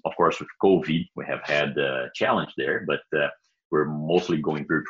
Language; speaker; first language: English; non-native, fluent; Portuguese